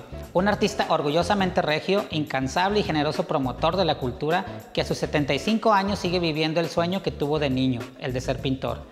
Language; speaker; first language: Spanish; native; Spanish